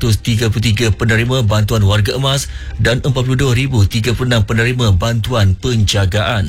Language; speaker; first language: Malay; native; Malay